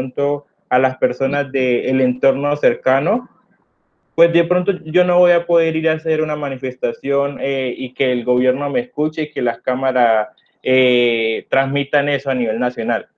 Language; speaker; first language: Spanish; native; Spanish